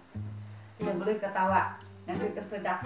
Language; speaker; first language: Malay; non-native, local second language; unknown